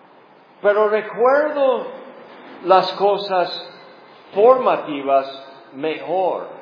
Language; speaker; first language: Spanish; non-native, fluent; English